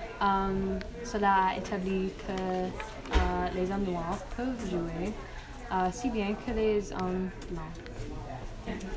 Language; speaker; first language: French; non-native, learner; English